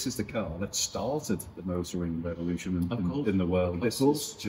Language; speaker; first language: English; native; English